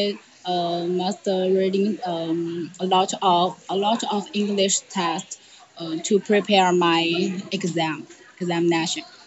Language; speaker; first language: English; non-native, learner; Chinese